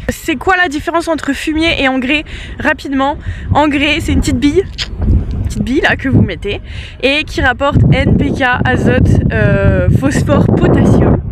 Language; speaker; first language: French; native; French